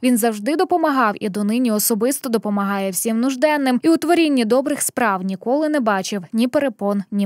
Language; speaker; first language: Ukrainian; native; Ukrainian